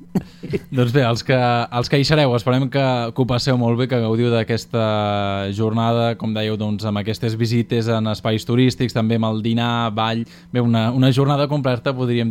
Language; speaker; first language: Catalan; native; Catalan